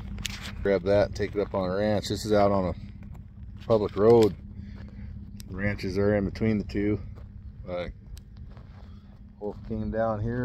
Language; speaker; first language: English; native; English